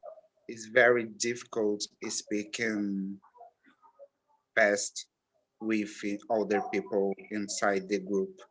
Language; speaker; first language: English; non-native, learner; Portuguese